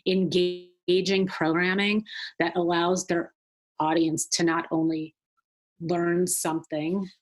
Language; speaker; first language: English; native; English